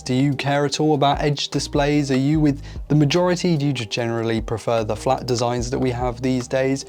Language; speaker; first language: English; native; English